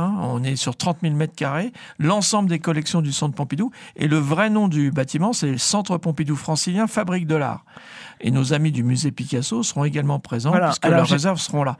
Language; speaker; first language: French; native; French